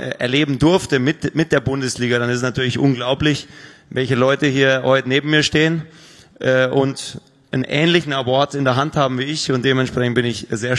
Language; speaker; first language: German; native; German